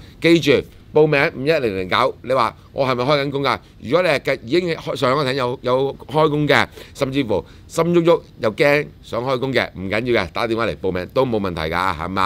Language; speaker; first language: Cantonese; native; Cantonese